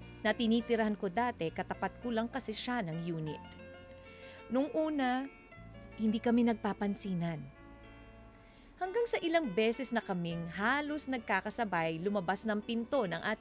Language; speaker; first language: Filipino; native; Filipino